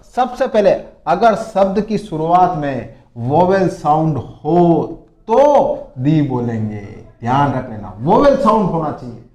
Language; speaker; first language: Hindi; native; Hindi